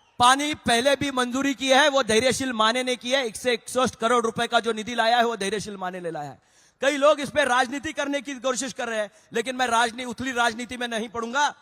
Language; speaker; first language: Hindi; non-native, local second language; Marathi